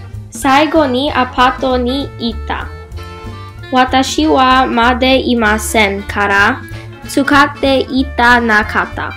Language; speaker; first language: Japanese; non-native, learner; English